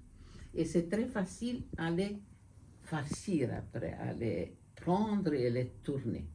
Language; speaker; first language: French; non-native, fluent; Romanian